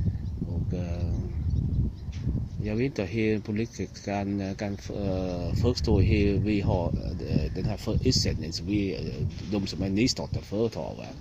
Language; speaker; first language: Swedish; non-native, learner; Vietnamese